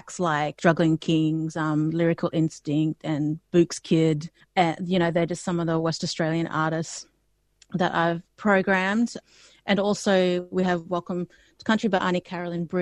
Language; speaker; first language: English; native; English